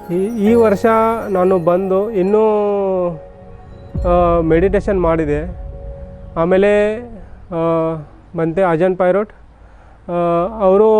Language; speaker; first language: Kannada; non-native, local second language; Marathi